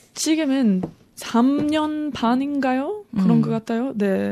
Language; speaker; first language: Korean; non-native, learner; English